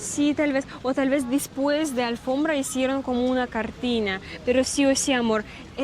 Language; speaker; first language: Spanish; non-native, fluent; Russian